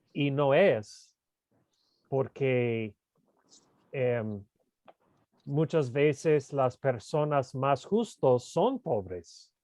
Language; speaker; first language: Spanish; non-native, fluent; English